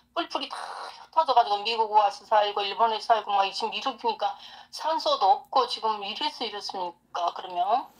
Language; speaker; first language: Korean; native; Korean